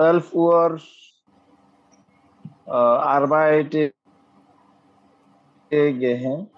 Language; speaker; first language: German; non-native, learner; Bangla